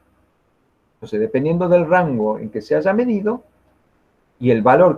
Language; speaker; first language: Spanish; native; Spanish